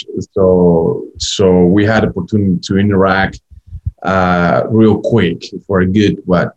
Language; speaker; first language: English; non-native, fluent; Spanish